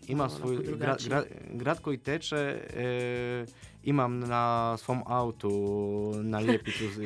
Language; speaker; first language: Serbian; non-native, fluent; Polish